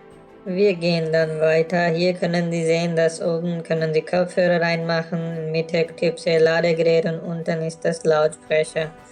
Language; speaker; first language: German; non-native, fluent; Urdu